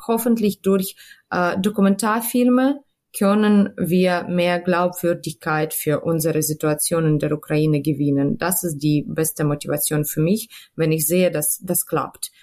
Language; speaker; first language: German; non-native, fluent; Ukrainian